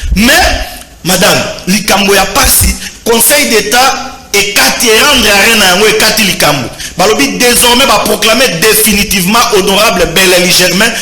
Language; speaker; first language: Lingala; native; Lingala